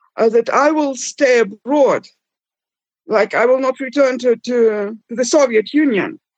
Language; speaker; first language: English; non-native, fluent; German